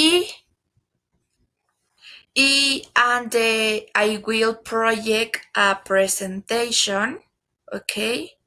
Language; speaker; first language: English; non-native, learner; Spanish